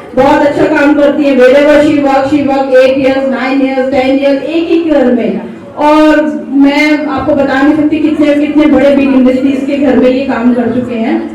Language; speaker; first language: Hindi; native; Hindi